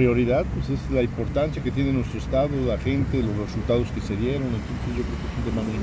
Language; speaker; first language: Spanish; native; Spanish